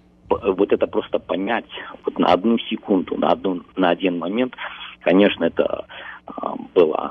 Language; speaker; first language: Russian; early bilingual, heritage; Russian